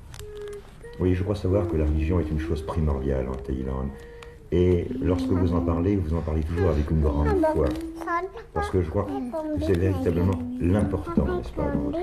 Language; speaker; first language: French; native; French